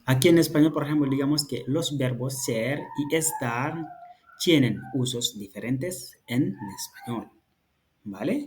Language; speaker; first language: Spanish; non-native, fluent; Fula